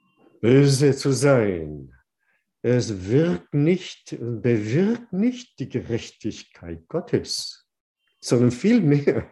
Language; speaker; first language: German; non-native, fluent; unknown